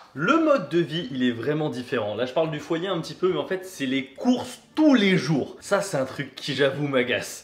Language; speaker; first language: French; native; French